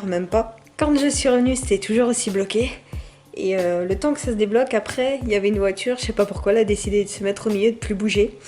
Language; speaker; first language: French; native; French